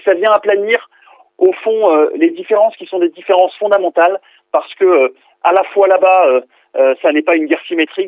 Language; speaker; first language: French; native; French